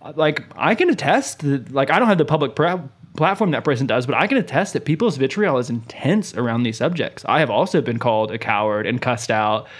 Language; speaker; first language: English; native; English